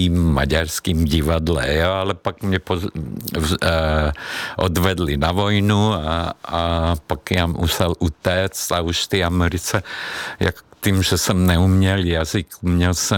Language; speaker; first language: Czech; non-native, fluent; Hungarian